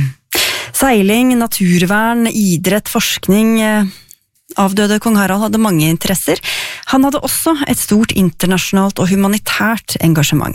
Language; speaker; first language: Norwegian; native; Norwegian